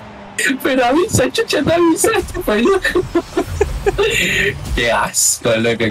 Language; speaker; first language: Spanish; native; Spanish